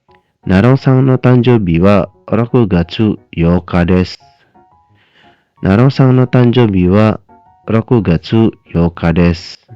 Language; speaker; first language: Japanese; non-native, fluent; Indonesian